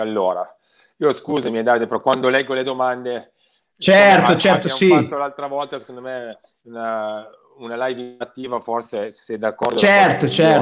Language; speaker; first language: Italian; native; Italian